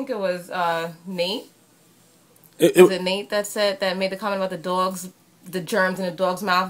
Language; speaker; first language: English; native; English